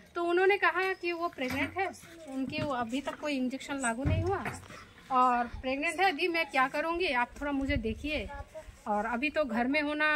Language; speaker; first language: Hindi; non-native, local second language; Bangla